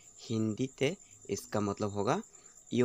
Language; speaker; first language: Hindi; non-native, local second language; Assamese